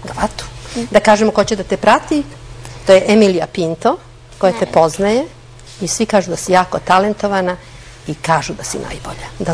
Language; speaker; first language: Serbian; native; Serbian